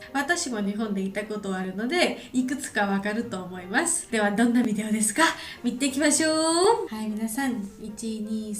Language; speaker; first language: Japanese; non-native, learner; Georgian